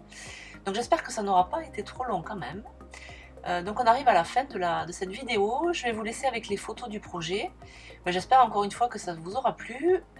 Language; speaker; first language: French; native; French